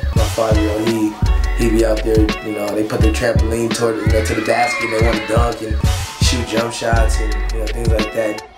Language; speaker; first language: English; native; English